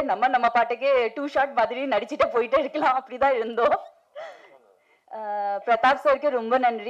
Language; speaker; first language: Tamil; non-native, fluent; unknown